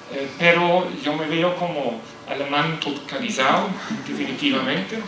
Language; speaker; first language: Spanish; non-native, fluent; German